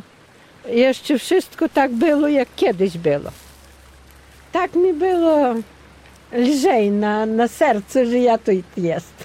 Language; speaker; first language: Polish; non-native, local second language; Ukrainian